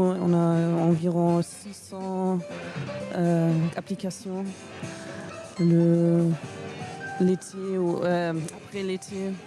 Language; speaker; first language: French; non-native, fluent; German